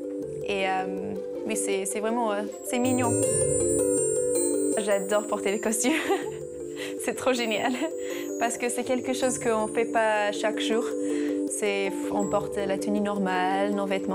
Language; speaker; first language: French; non-native, learner; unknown